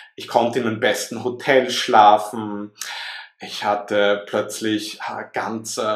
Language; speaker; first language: German; native; German